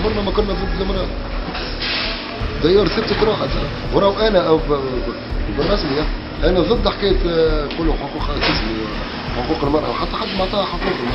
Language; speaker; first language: Arabic; native; Arabic